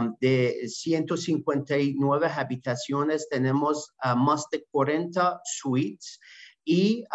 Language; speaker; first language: Spanish; non-native, learner; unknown